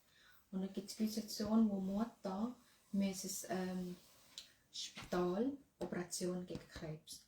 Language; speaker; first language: German; non-native, learner; Thai